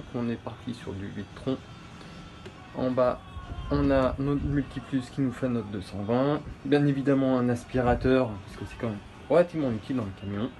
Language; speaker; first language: French; native; French